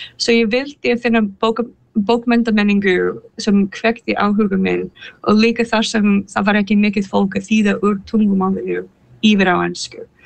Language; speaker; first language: Icelandic; non-native, fluent; English